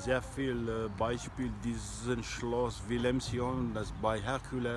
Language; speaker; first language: German; non-native, learner; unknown